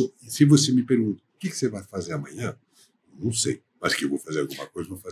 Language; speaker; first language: Portuguese; non-native, fluent; French